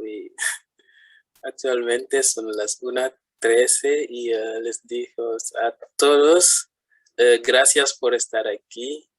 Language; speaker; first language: Spanish; non-native, fluent; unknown